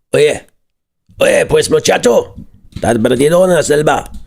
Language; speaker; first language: Spanish; non-native, fluent; English